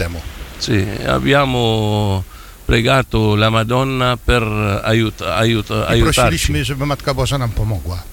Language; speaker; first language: Italian; non-native, fluent; Arabic